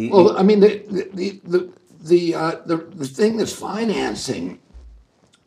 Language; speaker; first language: English; native; English